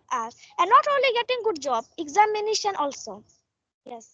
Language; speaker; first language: English; non-native, learner; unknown